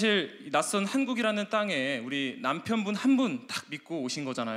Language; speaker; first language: Korean; native; Korean